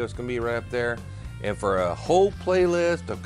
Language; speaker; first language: English; native; English